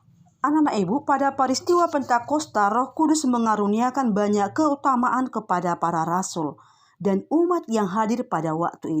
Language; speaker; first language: Indonesian; native; Indonesian